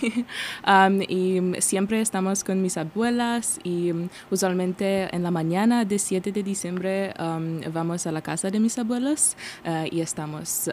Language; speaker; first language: Spanish; non-native, learner; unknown